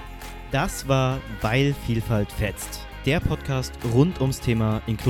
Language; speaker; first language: German; native; German